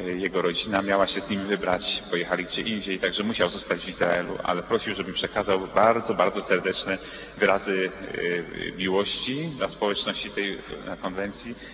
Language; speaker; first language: Polish; early bilingual, heritage; Polish